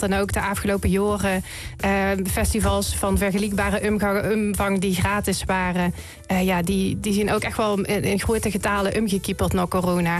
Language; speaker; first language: Dutch; native; Dutch